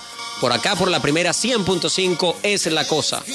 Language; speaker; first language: Spanish; native; Spanish